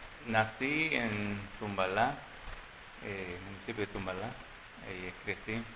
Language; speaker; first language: Spanish; non-native, local second language; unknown